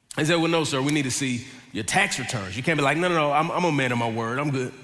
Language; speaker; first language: English; native; English